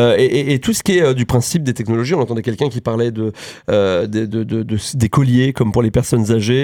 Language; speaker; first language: French; native; French